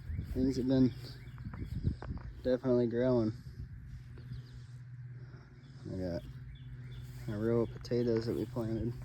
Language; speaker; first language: English; native; English